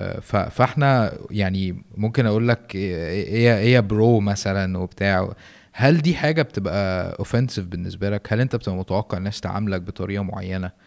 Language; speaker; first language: Arabic; native; Arabic